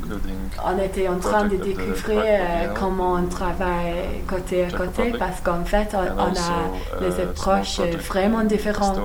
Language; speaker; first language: French; non-native, learner; English